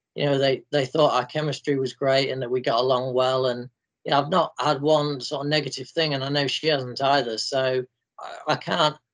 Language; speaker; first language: English; native; English